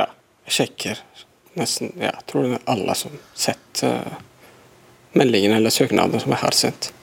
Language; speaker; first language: Norwegian; non-native, fluent; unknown